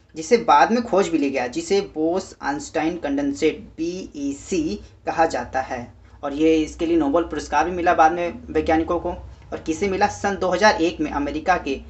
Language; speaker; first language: Hindi; native; Hindi